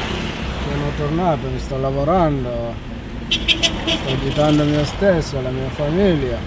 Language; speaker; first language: Italian; non-native, learner; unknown